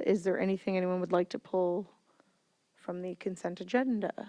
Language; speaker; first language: English; native; English